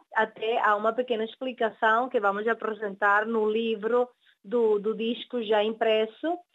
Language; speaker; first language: Portuguese; early bilingual, heritage; Spanish